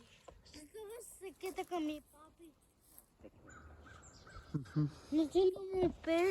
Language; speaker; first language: Spanish; early bilingual, heritage; Spanish